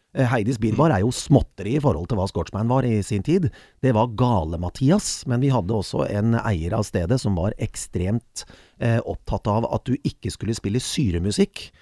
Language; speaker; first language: Norwegian; native; Norwegian